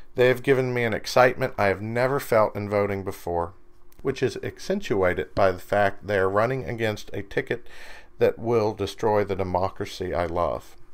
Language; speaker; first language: English; native; English